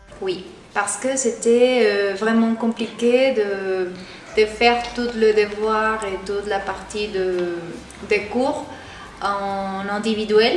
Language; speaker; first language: French; non-native, learner; Spanish